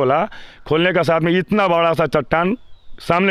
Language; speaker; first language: Hindi; native; Hindi